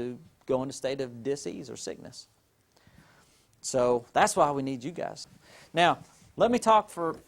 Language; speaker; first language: English; native; English